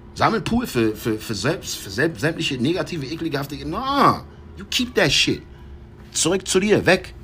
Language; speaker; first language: German; early bilingual, heritage; English